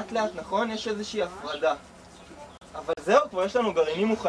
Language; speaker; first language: Hebrew; native; Hebrew